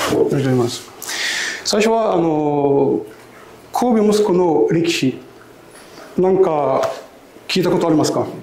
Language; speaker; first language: Japanese; non-native, learner; Arabic